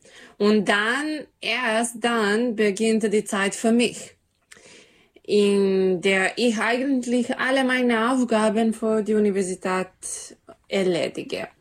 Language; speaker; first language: German; non-native, learner; Serbian